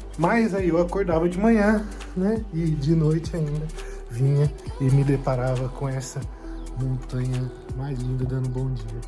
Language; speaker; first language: Portuguese; native; Portuguese